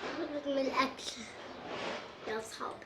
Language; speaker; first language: Arabic; native; Arabic